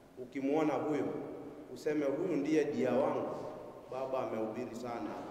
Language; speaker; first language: Swahili; non-native, local second language; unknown